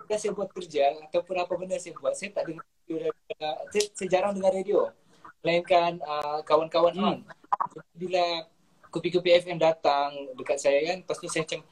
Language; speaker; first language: Malay; native; Malay